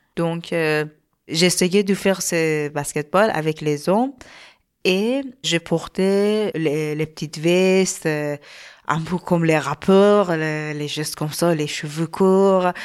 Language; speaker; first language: French; non-native, learner; Persian